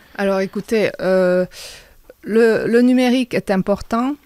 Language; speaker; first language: French; non-native, fluent; Hungarian